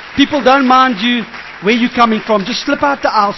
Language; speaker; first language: English; native; English